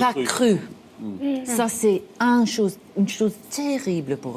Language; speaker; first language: French; non-native, fluent; English